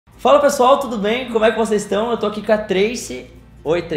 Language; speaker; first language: Portuguese; native; Portuguese